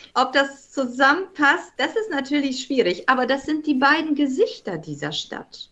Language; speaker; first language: German; native; German